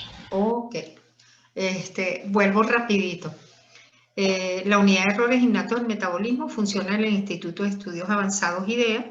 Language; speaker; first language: Spanish; native; Spanish